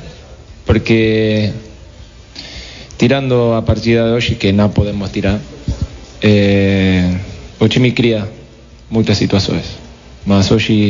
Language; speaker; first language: Portuguese; non-native, fluent; Spanish